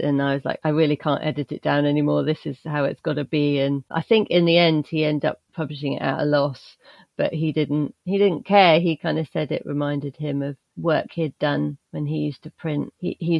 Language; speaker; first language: English; native; English